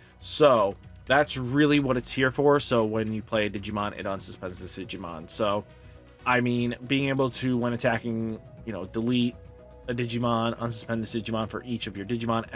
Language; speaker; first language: English; native; English